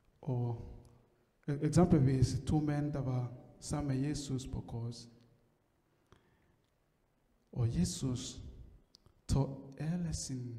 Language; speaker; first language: Danish; non-native, learner; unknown